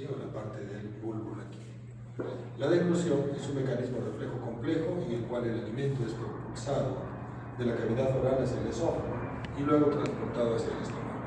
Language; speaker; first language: Spanish; native; Spanish